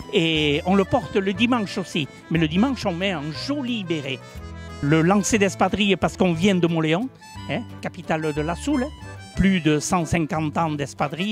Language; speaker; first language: French; native; French